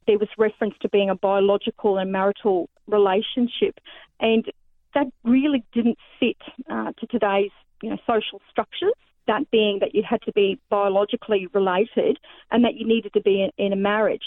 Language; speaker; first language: English; native; English